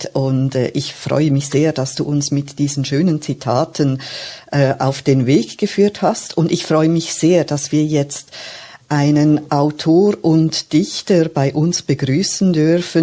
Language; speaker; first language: German; native; German